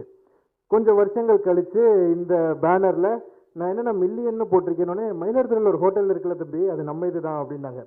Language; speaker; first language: Tamil; native; Tamil